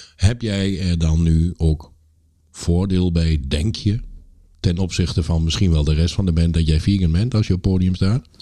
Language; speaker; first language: Dutch; native; Dutch